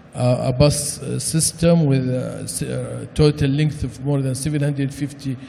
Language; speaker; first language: English; non-native, fluent; Arabic